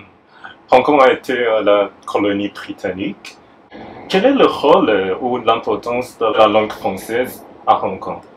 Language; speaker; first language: French; non-native, fluent; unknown